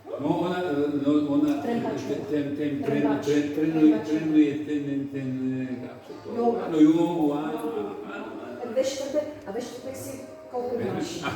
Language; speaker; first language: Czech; non-native, learner; Ukrainian